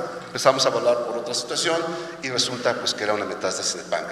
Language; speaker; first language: Spanish; native; Spanish